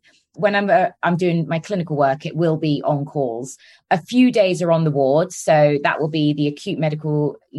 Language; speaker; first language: English; native; English